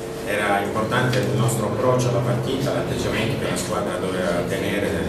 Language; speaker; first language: Italian; native; Italian